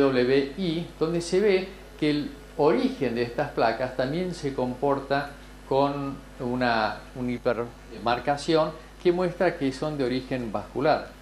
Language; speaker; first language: Spanish; native; Spanish